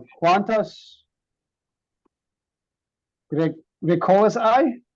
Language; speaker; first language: Spanish; non-native, learner; English